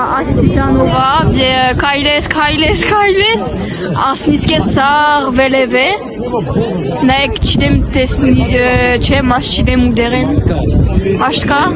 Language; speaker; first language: Armenian; early bilingual, heritage; Armenian